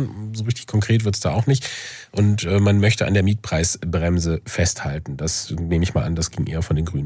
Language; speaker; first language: German; native; German